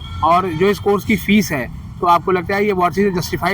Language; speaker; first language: Hindi; native; Hindi